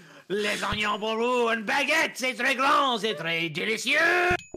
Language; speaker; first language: French; non-native, learner; English